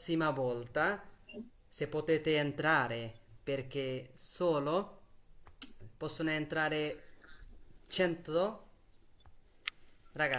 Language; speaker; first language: Italian; non-native, fluent; Bangla